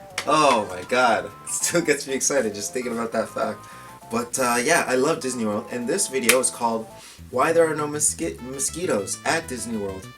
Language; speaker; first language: English; native; English